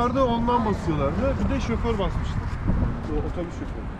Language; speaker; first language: Turkish; native; Turkish